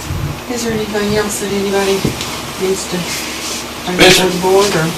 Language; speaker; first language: English; native; English